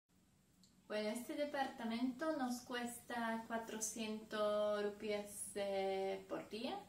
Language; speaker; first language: Spanish; non-native, fluent; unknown